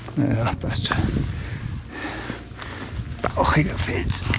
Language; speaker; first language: German; native; German